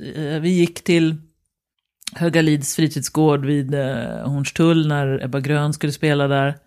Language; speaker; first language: Swedish; native; Swedish